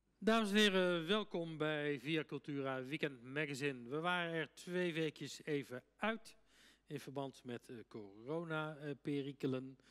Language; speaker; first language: Dutch; native; Dutch